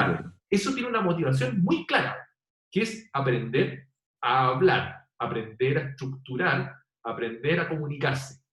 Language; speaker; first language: Spanish; native; Spanish